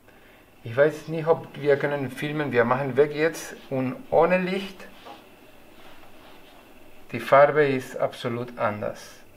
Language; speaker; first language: German; non-native, learner; Spanish